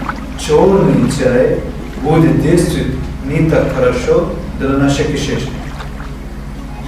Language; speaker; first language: Russian; non-native, learner; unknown